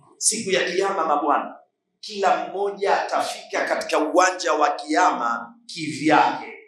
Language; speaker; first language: Swahili; native; Swahili